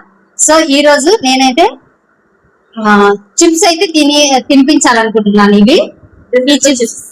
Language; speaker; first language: Telugu; native; Telugu